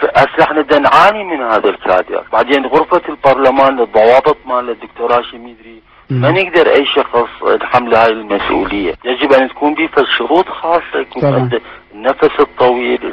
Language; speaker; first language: Arabic; native; Arabic